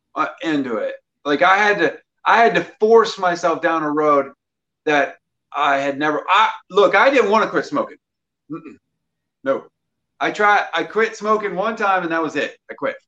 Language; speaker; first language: English; native; English